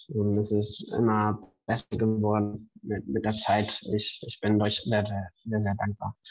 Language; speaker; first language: German; non-native, fluent; Spanish